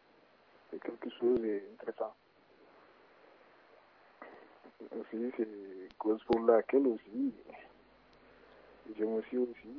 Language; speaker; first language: French; non-native, local second language; Wolof